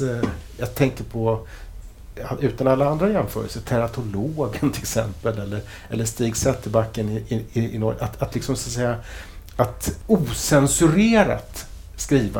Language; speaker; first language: Swedish; native; Swedish